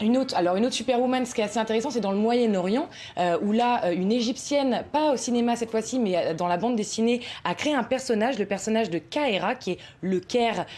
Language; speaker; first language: French; native; French